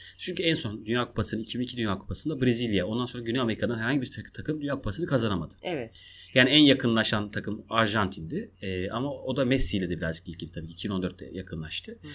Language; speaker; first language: Turkish; non-native, local second language; Kurdish